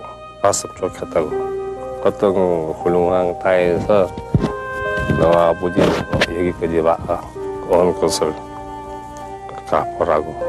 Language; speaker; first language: Korean; early bilingual, heritage; Korean